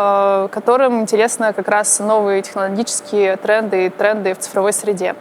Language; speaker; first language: Russian; native; Russian